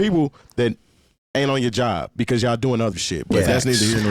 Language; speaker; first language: English; native; English